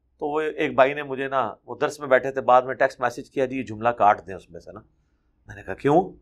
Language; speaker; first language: Urdu; non-native, local second language; Punjabi